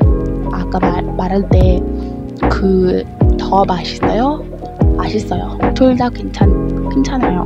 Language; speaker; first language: Korean; non-native, learner; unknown